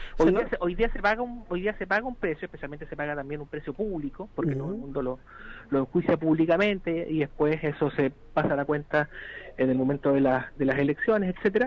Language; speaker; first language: Spanish; native; Spanish